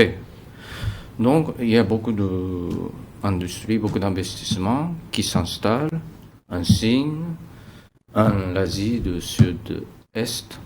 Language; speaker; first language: French; non-native, fluent; Japanese